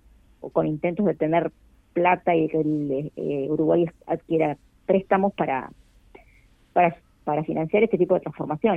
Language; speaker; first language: Spanish; native; Spanish